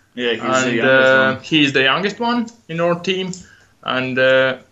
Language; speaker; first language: English; non-native, learner; Latvian